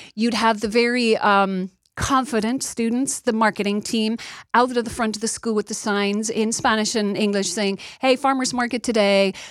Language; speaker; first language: English; native; English